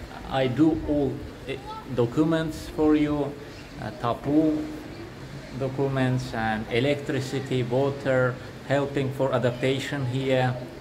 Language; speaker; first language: English; non-native, learner; Russian